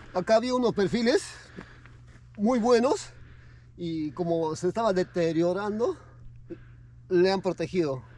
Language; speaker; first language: Spanish; native; Spanish